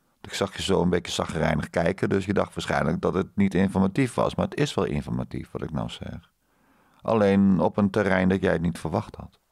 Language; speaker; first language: Dutch; native; Dutch